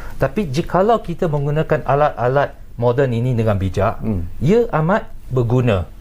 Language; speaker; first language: Malay; non-native, local second language; Chinese